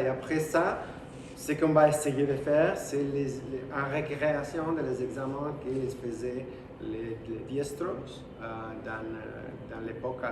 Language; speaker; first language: French; non-native, fluent; Spanish